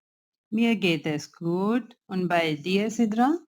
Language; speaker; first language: German; non-native, learner; Urdu